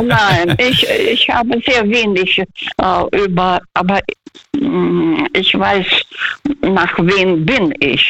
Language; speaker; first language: German; non-native, fluent; Russian